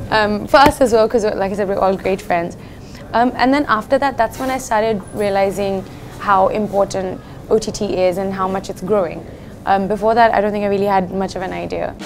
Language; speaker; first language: English; native; English